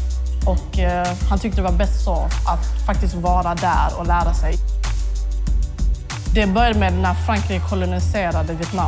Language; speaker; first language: Swedish; early bilingual, other home language; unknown